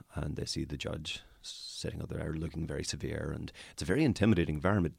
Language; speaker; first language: English; native; English